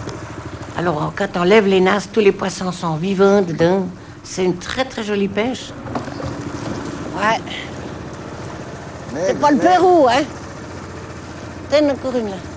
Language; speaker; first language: French; native; French